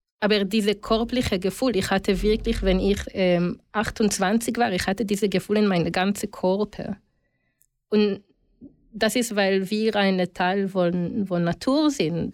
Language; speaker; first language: German; non-native, learner; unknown